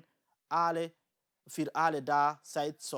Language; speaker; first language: German; non-native, learner; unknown